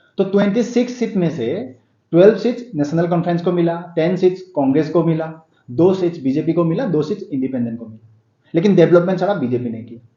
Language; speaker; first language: Hindi; non-native, local second language; Assamese